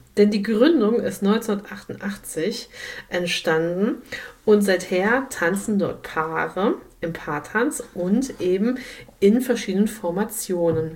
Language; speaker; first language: German; native; German